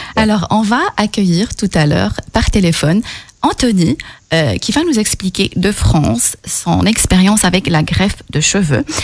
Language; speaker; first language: French; native; French